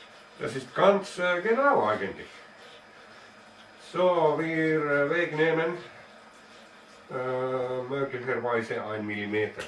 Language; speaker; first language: German; non-native, learner; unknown